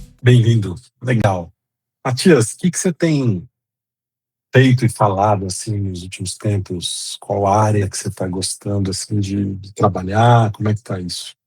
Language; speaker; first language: Portuguese; native; Portuguese